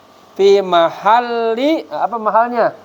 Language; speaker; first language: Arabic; non-native, fluent; Indonesian